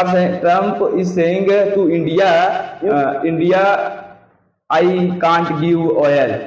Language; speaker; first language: English; non-native, learner; Hindi